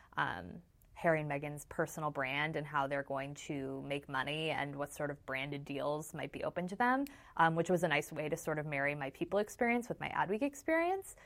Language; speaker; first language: English; native; English